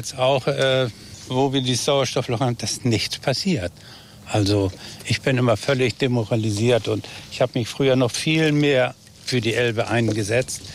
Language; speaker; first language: German; native; German